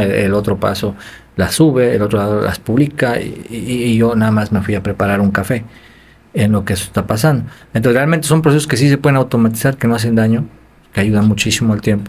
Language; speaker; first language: Spanish; native; Spanish